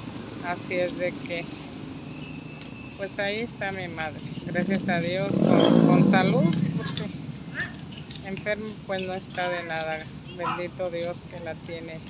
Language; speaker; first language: Spanish; native; Spanish